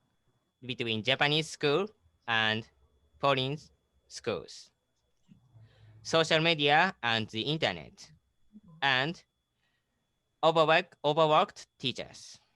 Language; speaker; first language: English; non-native, learner; Japanese